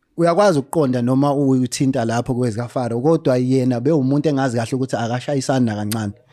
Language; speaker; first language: Zulu; native; Zulu